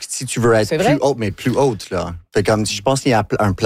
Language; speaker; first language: French; non-native, local second language; English